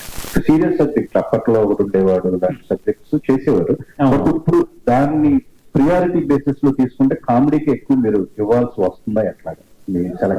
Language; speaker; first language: Telugu; native; Telugu